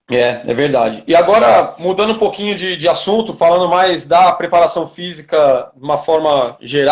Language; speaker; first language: Portuguese; native; Portuguese